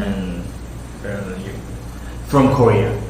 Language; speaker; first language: English; non-native, learner; Korean